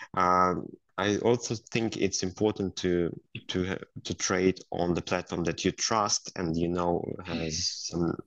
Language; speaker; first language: English; non-native, fluent; Russian